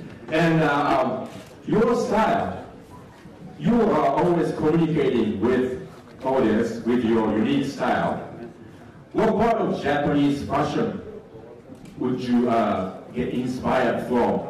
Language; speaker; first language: English; non-native, fluent; Japanese